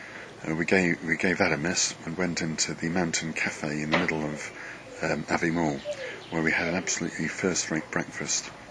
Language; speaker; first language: English; native; English